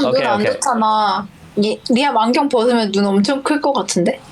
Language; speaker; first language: Korean; native; Korean